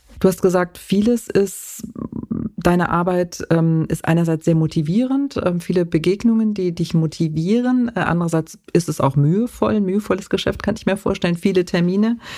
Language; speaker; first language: German; native; German